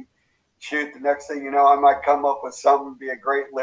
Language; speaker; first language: English; native; English